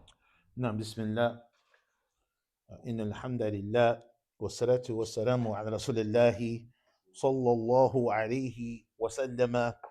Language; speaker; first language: Arabic; non-native, fluent; English